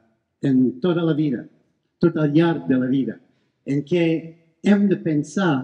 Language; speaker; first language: Catalan; non-native, fluent; English